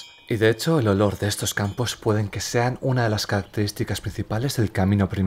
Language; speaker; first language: Spanish; native; Spanish